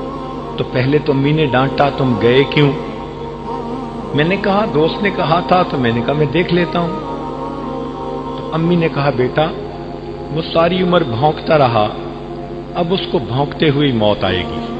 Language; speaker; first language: Urdu; native; Urdu